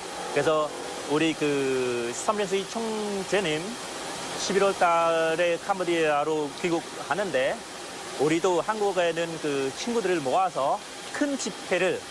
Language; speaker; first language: Korean; non-native, learner; Khmer